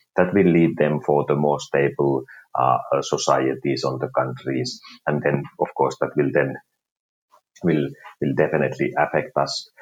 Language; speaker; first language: English; non-native, fluent; Finnish